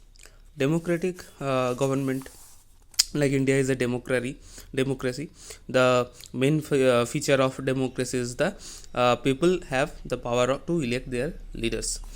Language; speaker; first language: English; non-native, local second language; Hindi